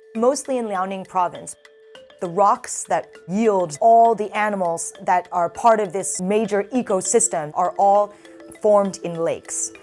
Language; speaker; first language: English; native; English